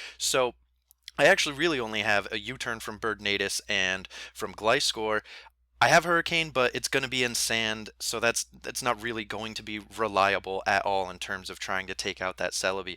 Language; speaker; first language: English; native; English